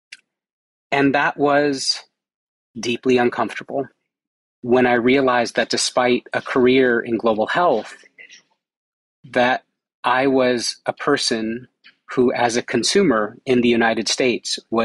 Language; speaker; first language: English; native; English